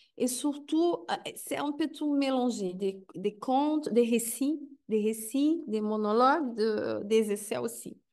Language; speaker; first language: French; non-native, fluent; Portuguese